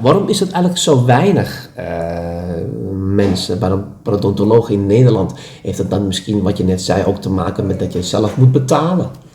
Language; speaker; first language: Dutch; non-native, fluent; Indonesian